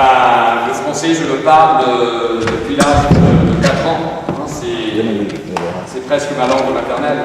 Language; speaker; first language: French; non-native, fluent; Spanish